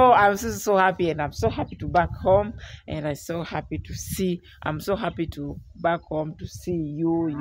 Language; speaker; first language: English; non-native, learner; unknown